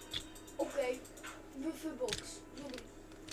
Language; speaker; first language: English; non-native, learner; Czech